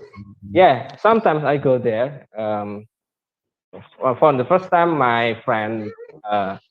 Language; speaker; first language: English; non-native, learner; Indonesian